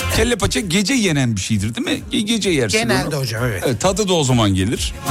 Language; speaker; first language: Turkish; native; Turkish